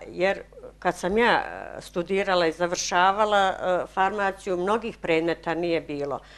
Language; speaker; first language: Bosnian; native; Bosnian